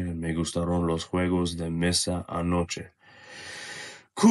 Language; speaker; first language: Spanish; non-native, learner; Russian